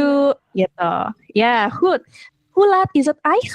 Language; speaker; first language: Dutch; non-native, fluent; Indonesian